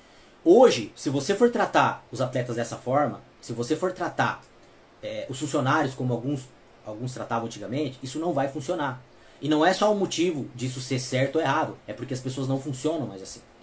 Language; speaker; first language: Portuguese; native; Portuguese